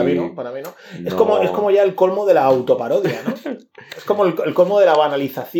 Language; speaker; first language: Spanish; native; Spanish